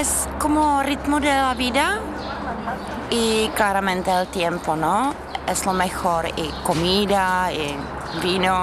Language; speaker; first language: Spanish; non-native, fluent; Czech